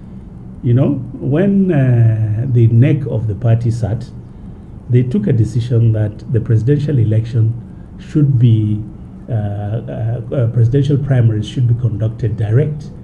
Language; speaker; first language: English; non-native, local second language; Hausa